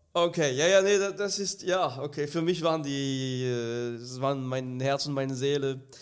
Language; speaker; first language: German; non-native, fluent; French